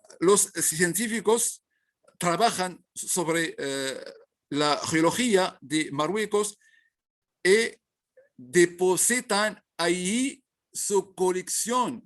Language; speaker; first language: Spanish; non-native, learner; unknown